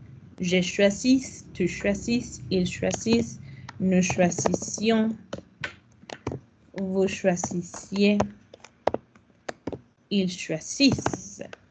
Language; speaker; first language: French; non-native, fluent; Spanish